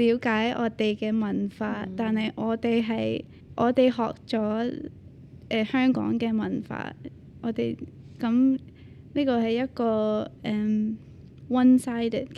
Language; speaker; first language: Cantonese; early bilingual, other home language; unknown